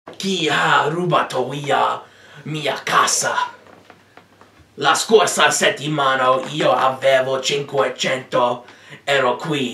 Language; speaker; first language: Italian; non-native, learner; English